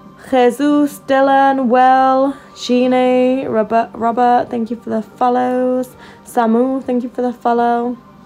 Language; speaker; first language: English; native; English